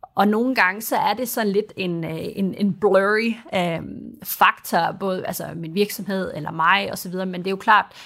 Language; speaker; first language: Danish; native; Danish